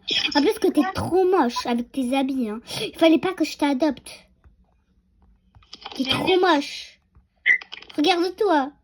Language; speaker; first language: French; native; French